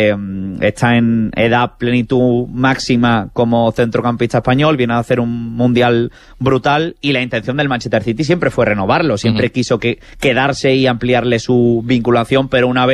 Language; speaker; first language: Spanish; native; Spanish